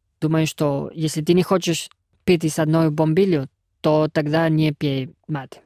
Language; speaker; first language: Russian; non-native, fluent; Spanish